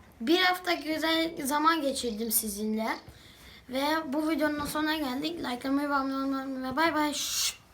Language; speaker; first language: Turkish; early bilingual, heritage; Turkish